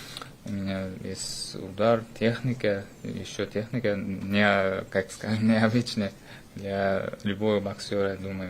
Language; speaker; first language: Russian; non-native, fluent; Uzbek